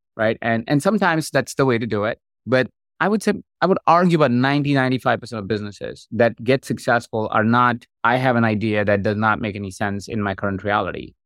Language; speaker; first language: English; non-native, local second language; Hindi